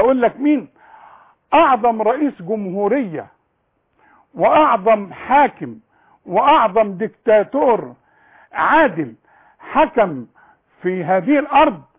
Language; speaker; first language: Arabic; native; Arabic